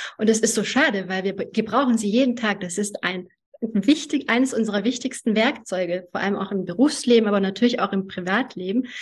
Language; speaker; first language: German; early bilingual, other home language; Hungarian